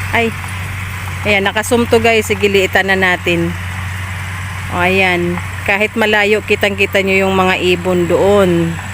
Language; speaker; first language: Filipino; non-native, local second language; Bikol